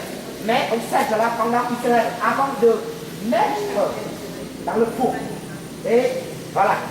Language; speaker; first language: French; non-native, fluent; Vietnamese